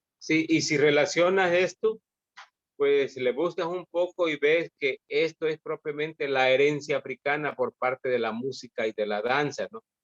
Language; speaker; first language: Spanish; native; Spanish